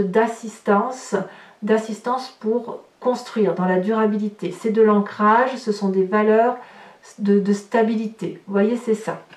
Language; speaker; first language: French; native; French